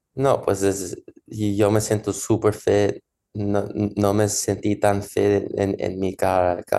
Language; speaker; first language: Spanish; early bilingual, heritage; Spanish